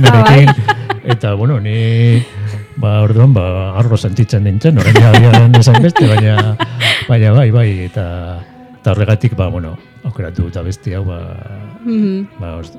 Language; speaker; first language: Basque; non-native, local second language; Spanish